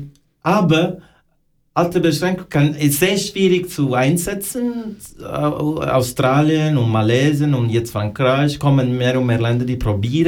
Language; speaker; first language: German; non-native, fluent; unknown